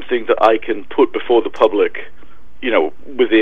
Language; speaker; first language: English; native; English